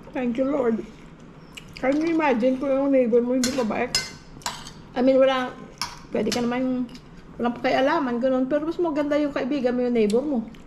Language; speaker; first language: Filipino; non-native, local second language; Cebuano